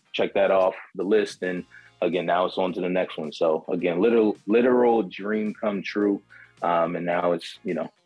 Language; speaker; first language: English; native; English